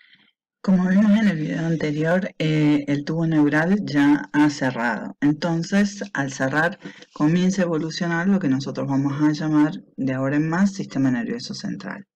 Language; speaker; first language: Spanish; native; Spanish